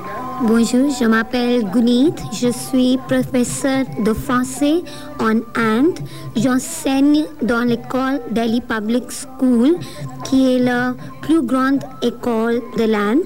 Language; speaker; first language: French; non-native, fluent; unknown